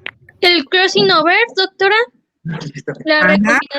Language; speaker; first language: Spanish; native; Spanish